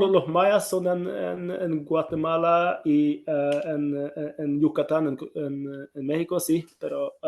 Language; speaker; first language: Spanish; non-native, fluent; Norwegian